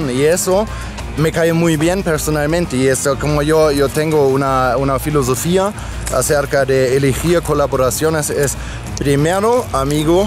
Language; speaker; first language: Spanish; non-native, fluent; German